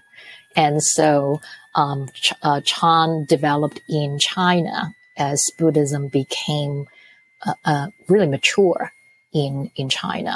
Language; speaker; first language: English; non-native, local second language; Cantonese